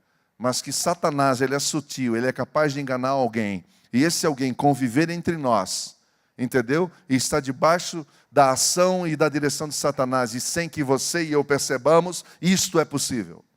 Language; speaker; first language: Portuguese; native; Portuguese